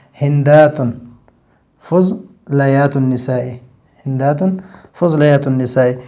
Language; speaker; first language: Urdu; non-native, local second language; Pashto